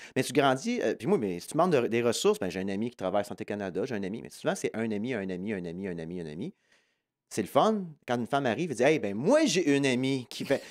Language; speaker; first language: French; native; French